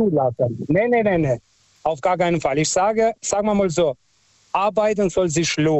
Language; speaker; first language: German; non-native, fluent; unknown